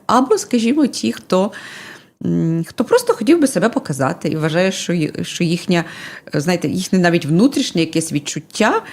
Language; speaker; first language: Ukrainian; native; Ukrainian